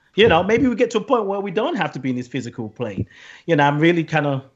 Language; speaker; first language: English; non-native, local second language; Yoruba